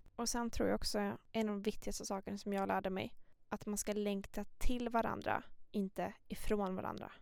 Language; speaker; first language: Swedish; early bilingual, other home language; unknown